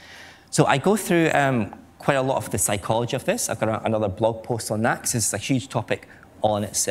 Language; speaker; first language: English; native; English